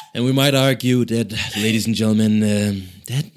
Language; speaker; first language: English; non-native, local second language; Danish